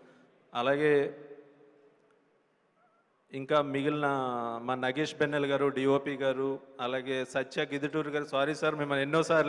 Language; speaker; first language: Telugu; native; Telugu